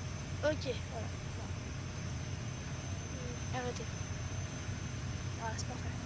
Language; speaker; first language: French; native; French